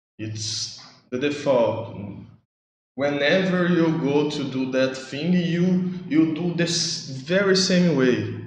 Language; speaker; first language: English; non-native, learner; Portuguese